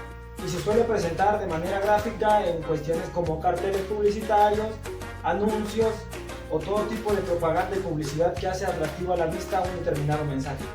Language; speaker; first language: Spanish; native; Spanish